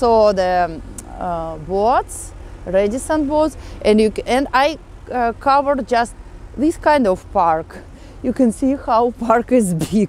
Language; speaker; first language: English; non-native, fluent; Russian